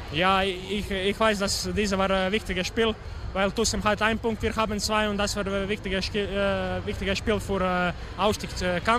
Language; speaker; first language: German; non-native, learner; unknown